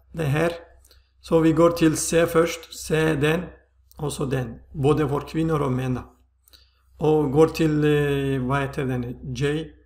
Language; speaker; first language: Swedish; non-native, fluent; Turkish